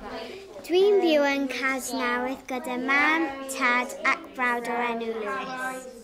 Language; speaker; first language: Welsh; non-native, learner; English